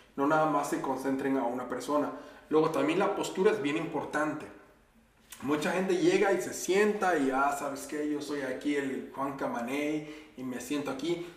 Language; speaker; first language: Spanish; native; Spanish